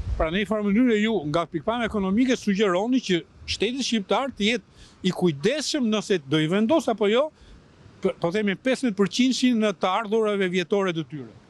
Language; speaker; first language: Albanian; native; Albanian